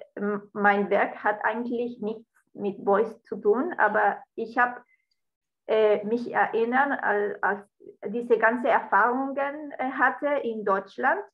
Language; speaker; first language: German; non-native, fluent; Spanish